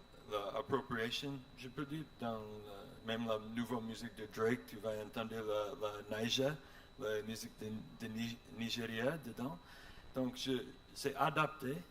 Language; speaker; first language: French; non-native, learner; English